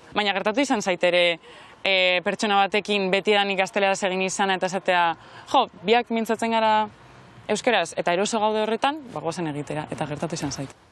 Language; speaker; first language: Basque; native; Basque